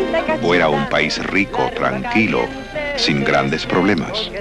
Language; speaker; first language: Spanish; native; Spanish